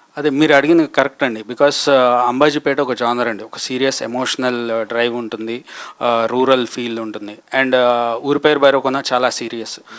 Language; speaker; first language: Telugu; native; Telugu